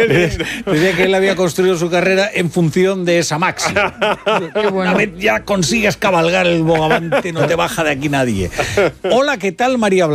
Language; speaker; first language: Spanish; native; Spanish